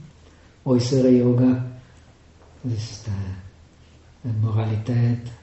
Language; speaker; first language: German; non-native, fluent; Czech